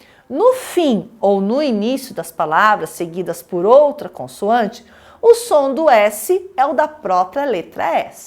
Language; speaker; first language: Portuguese; native; Portuguese